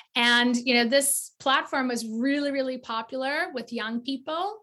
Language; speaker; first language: English; native; English